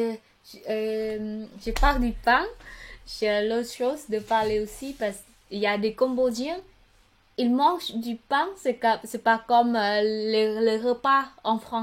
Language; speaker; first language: French; non-native, learner; Khmer